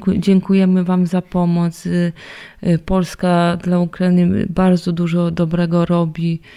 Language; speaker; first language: Polish; native; Polish